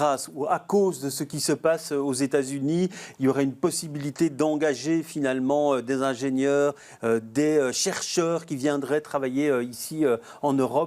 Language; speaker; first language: French; native; French